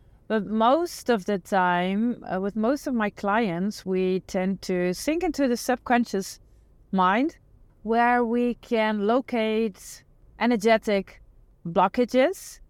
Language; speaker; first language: English; non-native, fluent; Dutch